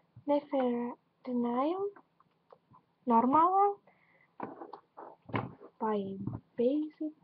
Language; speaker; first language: Latvian; non-native, local second language; Russian